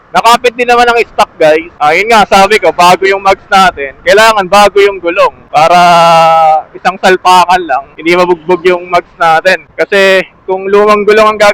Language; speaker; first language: Filipino; native; Filipino